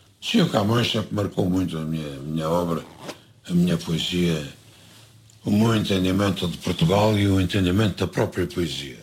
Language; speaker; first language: Portuguese; native; Portuguese